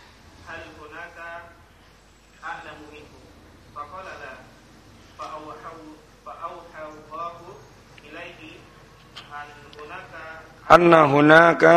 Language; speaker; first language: Arabic; non-native, learner; Indonesian